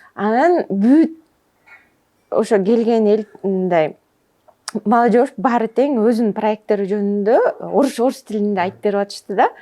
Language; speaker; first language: Kyrgyz; non-native, local second language; Russian